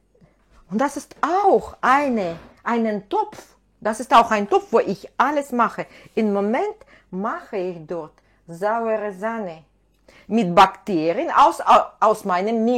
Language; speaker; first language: German; non-native, fluent; Russian